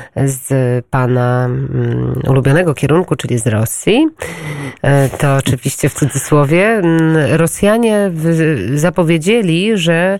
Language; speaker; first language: Polish; native; Polish